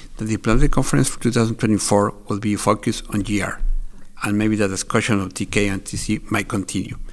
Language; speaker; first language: English; non-native, fluent; Spanish